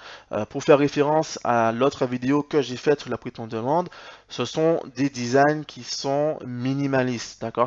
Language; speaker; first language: French; native; French